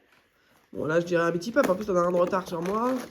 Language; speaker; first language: French; native; French